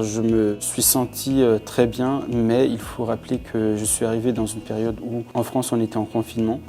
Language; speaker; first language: French; non-native, local second language; Fula